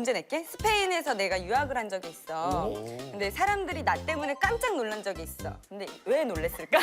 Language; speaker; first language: Korean; native; Korean